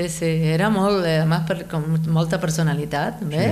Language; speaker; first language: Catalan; non-native, fluent; Spanish